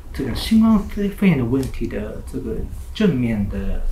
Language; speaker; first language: Chinese; non-native, learner; Japanese